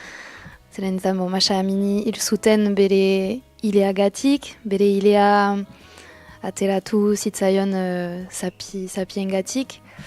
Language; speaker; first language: Basque; non-native, local second language; French